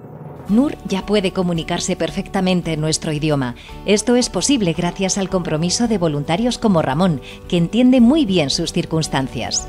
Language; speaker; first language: Spanish; native; Spanish